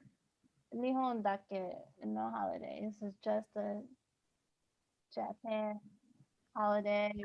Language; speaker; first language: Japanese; non-native, learner; English